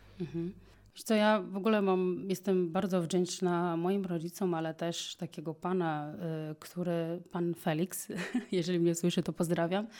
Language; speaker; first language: Polish; non-native, fluent; Portuguese